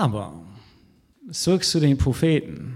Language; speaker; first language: German; non-native, fluent; English